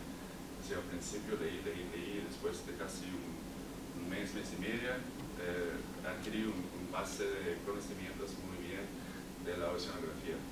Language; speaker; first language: Spanish; non-native, learner; English